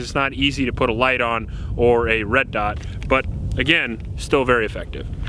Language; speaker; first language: English; native; English